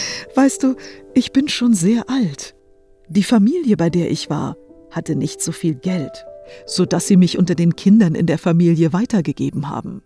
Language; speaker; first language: German; native; German